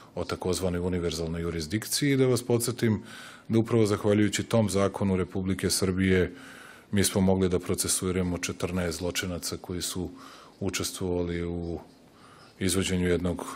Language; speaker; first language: Serbian; native; Serbian